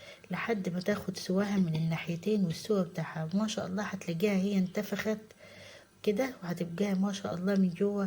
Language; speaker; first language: Arabic; native; Arabic